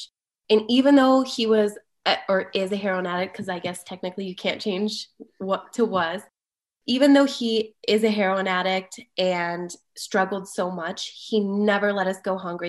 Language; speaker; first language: English; native; English